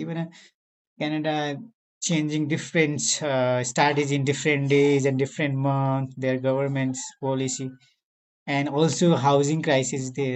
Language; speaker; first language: English; non-native, learner; Nepali